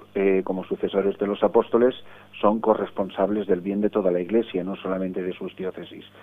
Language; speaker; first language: Spanish; early bilingual, other home language; English